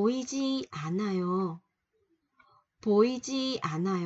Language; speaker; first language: Korean; non-native, fluent; Vietnamese